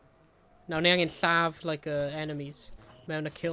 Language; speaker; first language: Welsh; native; Welsh